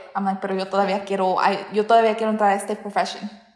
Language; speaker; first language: Spanish; early bilingual, heritage; Spanish